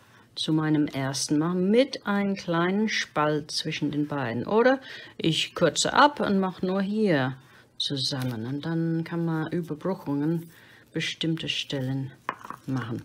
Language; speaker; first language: German; non-native, fluent; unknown